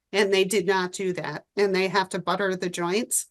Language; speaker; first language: English; native; English